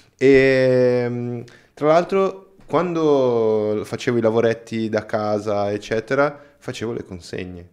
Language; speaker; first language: Italian; non-native, fluent; Portuguese